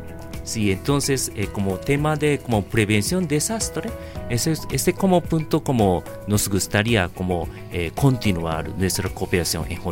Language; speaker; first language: Spanish; non-native, learner; Japanese